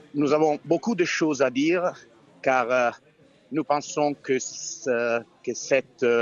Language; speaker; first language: French; non-native, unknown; Italian